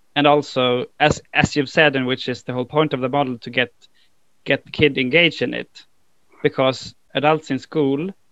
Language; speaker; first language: English; non-native, fluent; Swedish